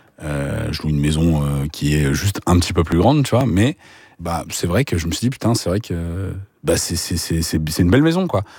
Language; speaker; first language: French; native; French